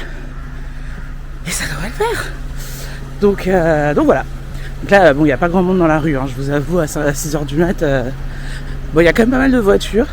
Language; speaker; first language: French; native; French